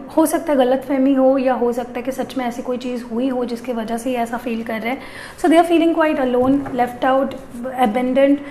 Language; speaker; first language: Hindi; non-native, local second language; Marathi